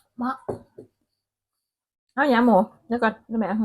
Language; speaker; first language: Thai; non-native, local second language; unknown